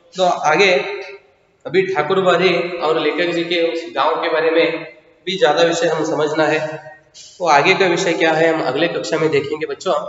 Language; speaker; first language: Hindi; non-native, local second language; Kannada